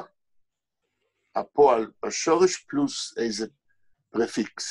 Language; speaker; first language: Hebrew; native; Hebrew